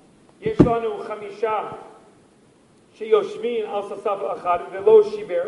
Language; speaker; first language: Hebrew; non-native, fluent; English